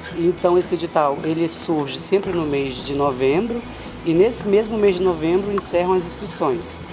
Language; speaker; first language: Portuguese; native; Portuguese